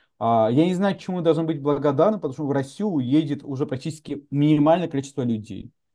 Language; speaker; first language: Russian; non-native, local second language; Georgian